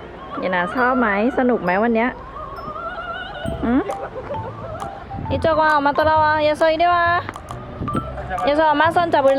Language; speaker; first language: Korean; non-native, fluent; Thai